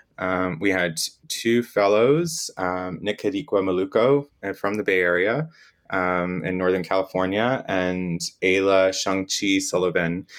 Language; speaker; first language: English; native; English